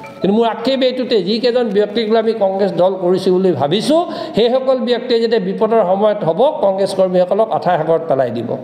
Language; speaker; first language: Assamese; non-native, local second language; Mising